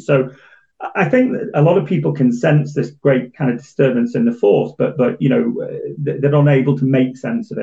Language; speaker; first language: English; native; English